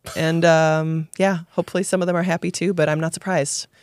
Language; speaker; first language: English; native; English